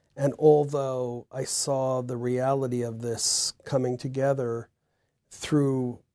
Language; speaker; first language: English; native; English